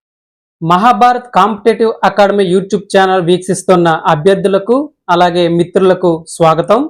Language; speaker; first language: Telugu; native; Telugu